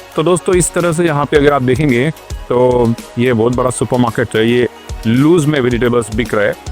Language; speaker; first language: Hindi; non-native, local second language; Marathi